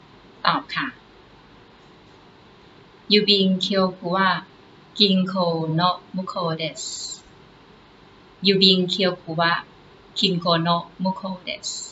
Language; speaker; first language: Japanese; non-native, learner; Thai